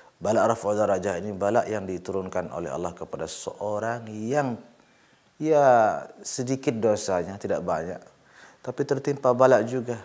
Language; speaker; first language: Malay; non-native, local second language; Sasak